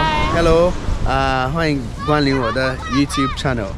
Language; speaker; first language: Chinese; non-native, learner; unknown